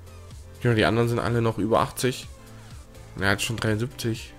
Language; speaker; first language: German; native; German